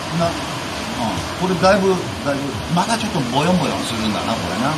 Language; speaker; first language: Japanese; native; Japanese